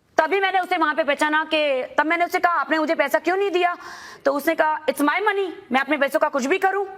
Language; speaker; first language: Hindi; native; Hindi